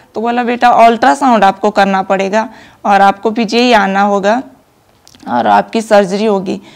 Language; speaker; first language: Hindi; native; Hindi